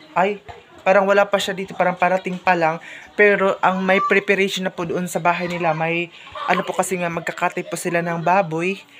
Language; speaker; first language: Filipino; non-native, local second language; Cebuano